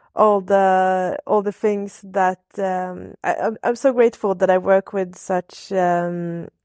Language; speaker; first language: English; non-native, fluent; Swedish